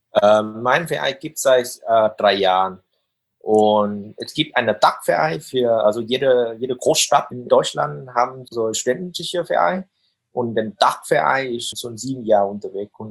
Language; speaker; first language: German; non-native, fluent; Vietnamese